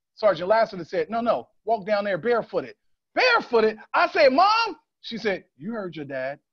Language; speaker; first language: English; native; English